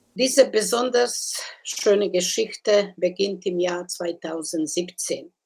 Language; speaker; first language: German; non-native, fluent; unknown